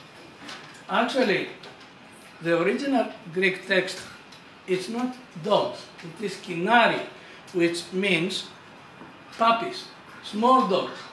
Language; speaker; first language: English; non-native, fluent; Greek